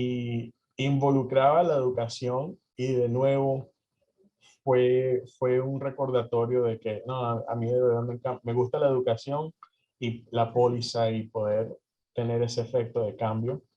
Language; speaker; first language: Spanish; early bilingual, heritage; Spanish